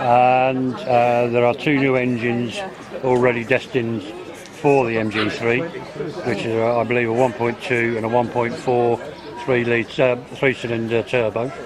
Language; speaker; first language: English; native; English